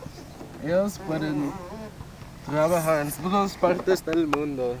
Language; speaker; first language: Spanish; non-native, learner; English